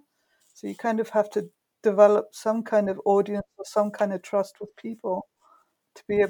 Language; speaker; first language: English; native; English